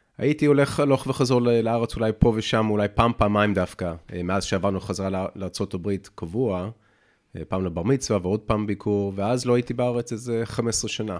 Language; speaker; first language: Hebrew; native; Hebrew